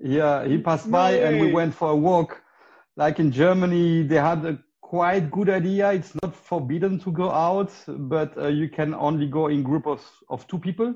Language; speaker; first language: English; non-native, fluent; Spanish